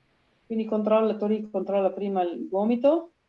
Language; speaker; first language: Italian; native; Italian